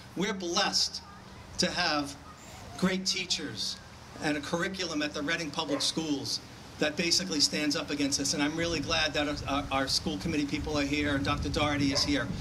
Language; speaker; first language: English; native; English